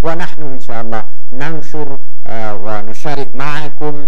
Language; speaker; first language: Arabic; non-native, fluent; Bangla